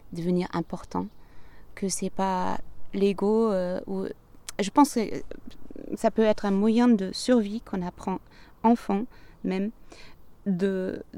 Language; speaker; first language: French; non-native, fluent; German